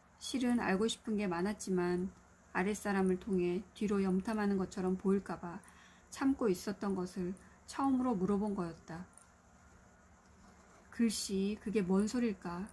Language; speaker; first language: Korean; native; Korean